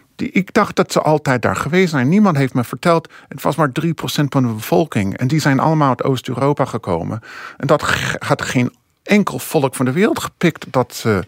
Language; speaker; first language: Dutch; non-native, fluent; English